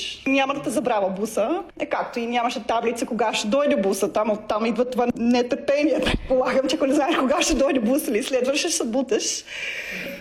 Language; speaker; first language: Bulgarian; non-native, fluent; Dutch